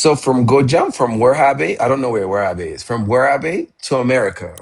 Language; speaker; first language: English; non-native, fluent; Amharic